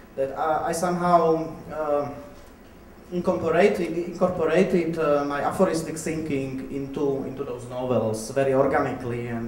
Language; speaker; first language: English; non-native, fluent; Slovak